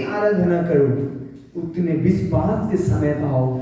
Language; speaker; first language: Hindi; non-native, local second language; Bangla